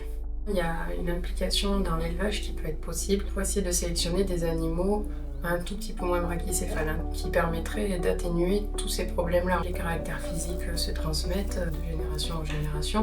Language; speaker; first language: French; native; French